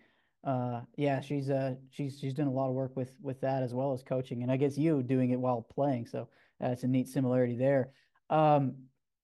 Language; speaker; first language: English; native; English